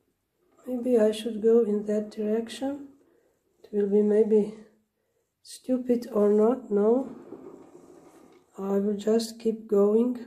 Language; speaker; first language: English; non-native, learner; Slovenian